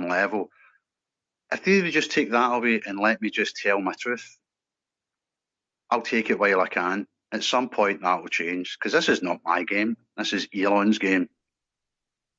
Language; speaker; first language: English; native; English